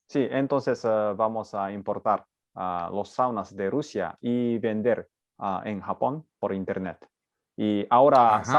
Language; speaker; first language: Spanish; non-native, learner; Japanese